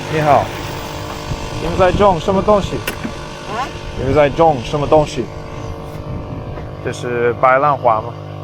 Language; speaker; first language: Chinese; non-native, learner; English